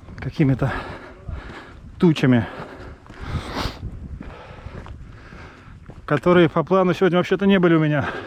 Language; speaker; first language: Russian; native; Russian